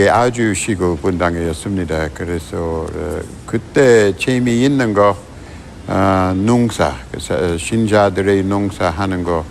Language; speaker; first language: Korean; non-native, fluent; English